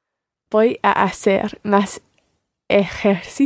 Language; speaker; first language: Spanish; non-native, learner; English